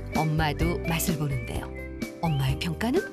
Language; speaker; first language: Korean; native; Korean